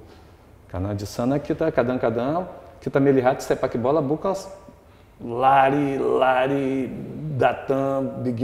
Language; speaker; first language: Indonesian; non-native, fluent; Portuguese